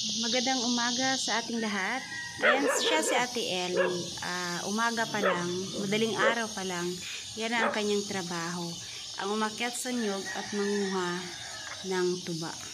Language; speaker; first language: Filipino; non-native, local second language; Cebuano